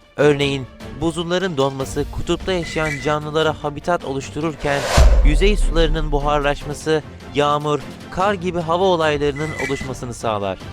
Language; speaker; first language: Turkish; native; Turkish